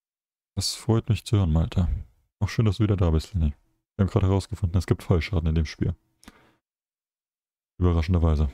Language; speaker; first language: German; native; German